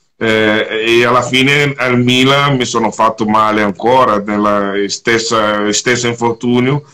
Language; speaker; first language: Italian; non-native, fluent; Portuguese